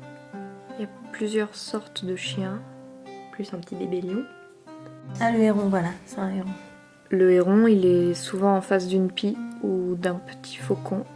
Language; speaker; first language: French; native; French